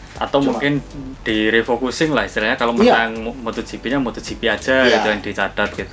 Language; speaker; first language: Indonesian; native; Indonesian